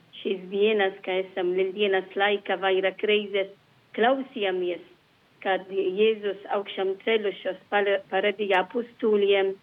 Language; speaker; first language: Latvian; non-native, learner; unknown